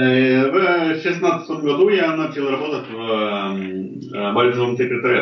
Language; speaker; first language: Russian; non-native, fluent; Norwegian